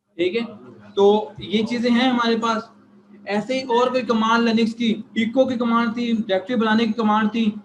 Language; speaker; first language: Urdu; native; Urdu